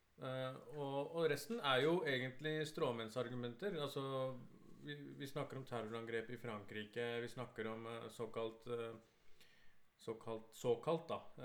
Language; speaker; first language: Norwegian; early bilingual, other home language; Urdu